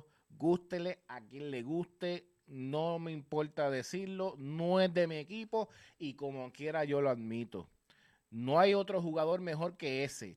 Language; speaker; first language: Spanish; native; Spanish